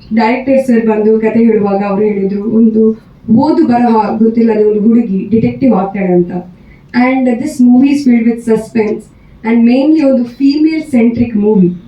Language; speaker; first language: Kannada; native; Kannada